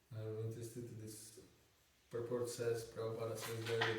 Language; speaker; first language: English; non-native, fluent; Czech